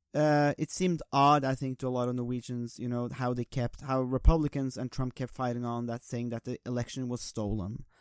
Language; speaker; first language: English; non-native, fluent; Norwegian